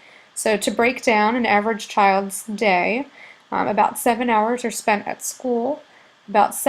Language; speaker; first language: English; native; English